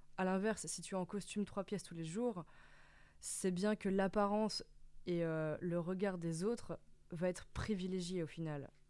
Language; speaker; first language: French; native; French